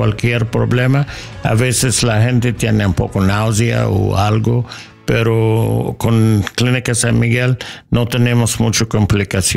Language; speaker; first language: Spanish; non-native, learner; English